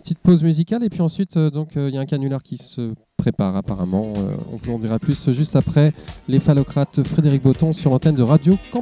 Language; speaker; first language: French; native; French